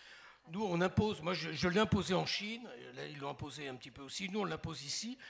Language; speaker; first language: French; native; French